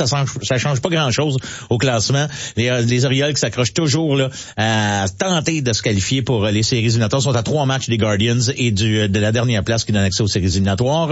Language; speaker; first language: French; native; French